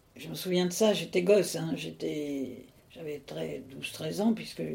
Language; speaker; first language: French; native; French